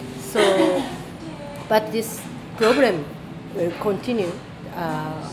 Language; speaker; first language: English; non-native, fluent; Japanese